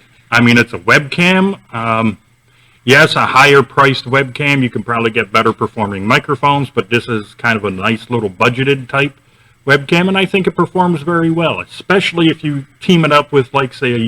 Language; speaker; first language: English; native; English